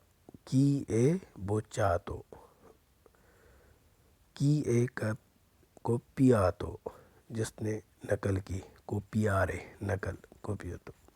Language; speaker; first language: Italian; non-native, learner; Urdu